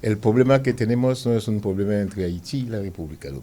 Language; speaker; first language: Spanish; non-native, fluent; Haitian Creole